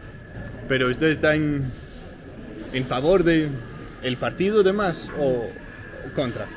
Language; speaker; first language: Spanish; non-native, learner; Danish